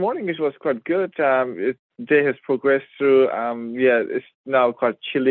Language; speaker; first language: English; non-native, local second language; Persian